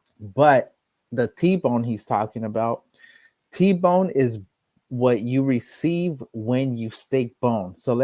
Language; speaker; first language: English; native; English